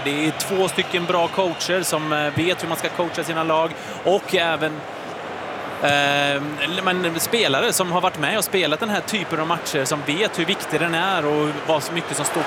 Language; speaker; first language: Swedish; native; Swedish